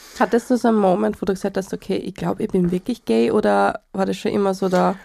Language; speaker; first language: German; native; German